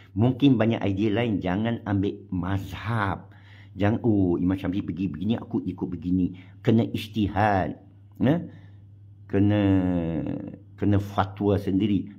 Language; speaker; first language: Malay; non-native, local second language; Chinese